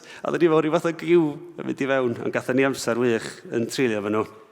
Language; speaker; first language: Welsh; native; Welsh